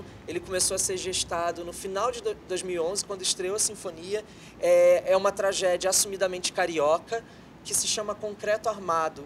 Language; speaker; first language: Portuguese; native; Portuguese